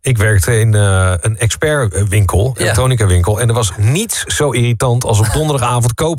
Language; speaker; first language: Dutch; native; Dutch